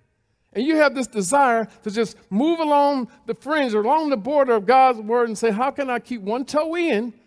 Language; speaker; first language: English; native; English